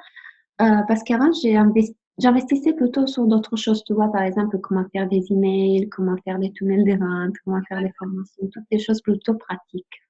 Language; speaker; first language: French; non-native, fluent; Italian